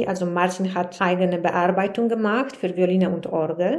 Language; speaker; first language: German; non-native, fluent; Polish